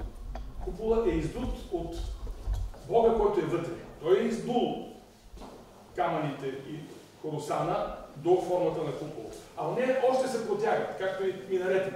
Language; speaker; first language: Bulgarian; native; Bulgarian